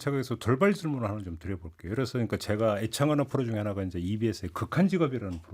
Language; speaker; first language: Korean; native; Korean